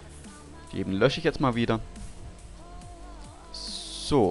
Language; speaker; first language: German; native; German